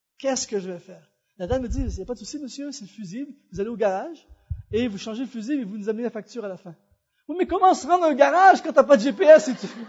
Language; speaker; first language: French; native; French